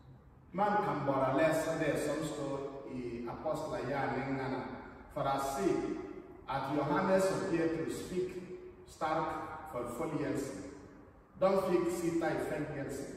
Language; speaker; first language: Swedish; non-native, fluent; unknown